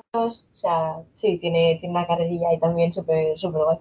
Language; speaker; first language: Spanish; native; Spanish